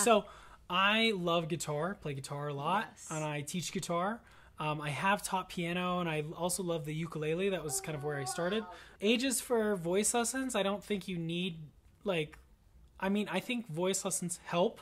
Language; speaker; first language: English; native; English